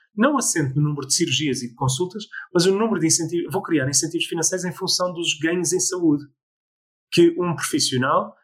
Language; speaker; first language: Portuguese; early bilingual, other home language; English